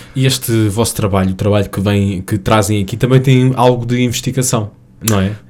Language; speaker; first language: Portuguese; native; Portuguese